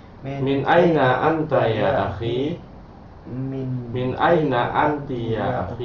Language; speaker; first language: Arabic; non-native, learner; Indonesian